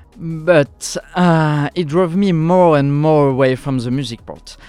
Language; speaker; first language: English; non-native, fluent; French